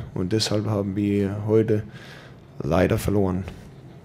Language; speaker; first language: German; non-native, fluent; Danish